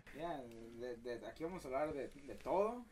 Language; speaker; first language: Spanish; early bilingual, heritage; Spanish